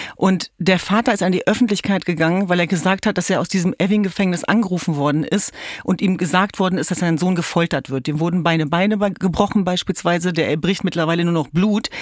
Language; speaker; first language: German; native; German